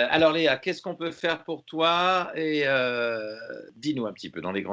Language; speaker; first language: French; native; French